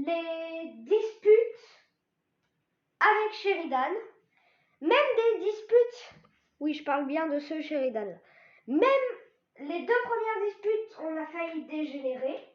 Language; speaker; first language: French; native; French